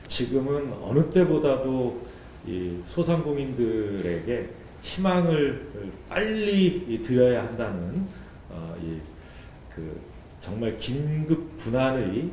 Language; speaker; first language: Korean; native; Korean